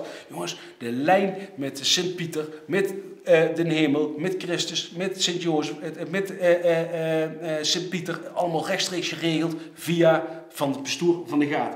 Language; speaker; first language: Dutch; native; Dutch